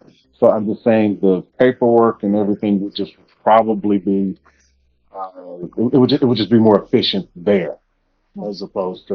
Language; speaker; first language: English; native; English